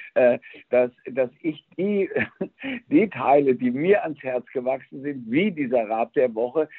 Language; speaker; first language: German; early bilingual, other home language; Spanish